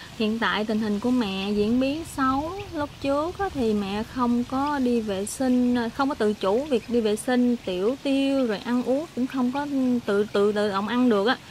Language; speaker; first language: Vietnamese; native; Vietnamese